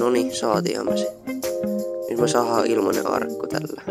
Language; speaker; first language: Finnish; native; Finnish